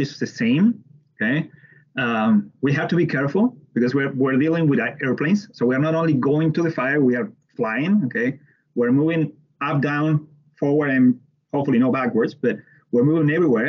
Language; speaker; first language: English; non-native, fluent; Spanish